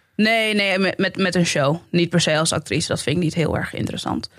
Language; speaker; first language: Dutch; native; Dutch